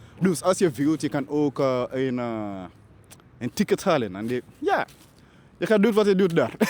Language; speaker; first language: Dutch; non-native, learner; Ganda